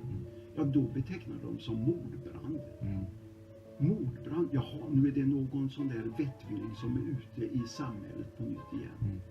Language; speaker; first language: Swedish; native; Swedish